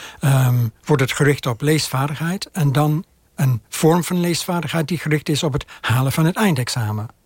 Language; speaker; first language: Dutch; non-native, fluent; English